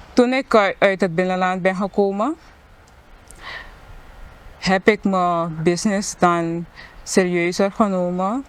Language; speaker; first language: Dutch; non-native, local second language; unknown